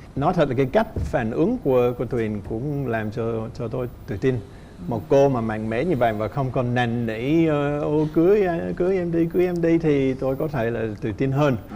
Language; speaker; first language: Vietnamese; non-native, fluent; English